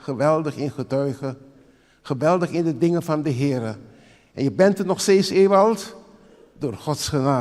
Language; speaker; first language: Dutch; non-native, local second language; Papiamento